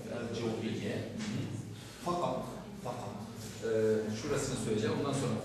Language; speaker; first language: Arabic; non-native, fluent; Turkish